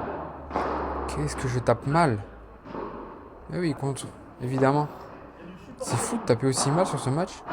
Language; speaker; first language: French; native; French